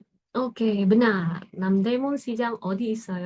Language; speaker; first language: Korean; non-native, fluent; Indonesian